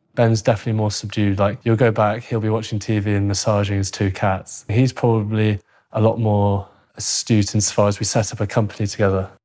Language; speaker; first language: English; native; English